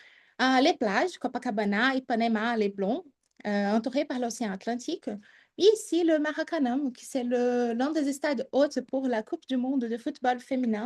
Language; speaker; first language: French; non-native, fluent; Portuguese